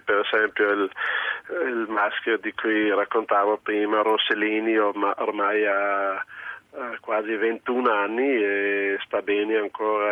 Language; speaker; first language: Italian; non-native, local second language; German